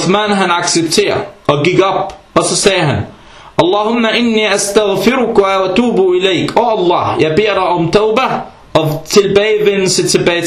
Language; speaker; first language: Danish; early bilingual, other home language; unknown